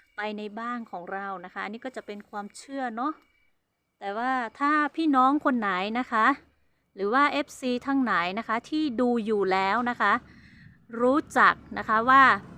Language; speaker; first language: Thai; non-native, local second language; Hmong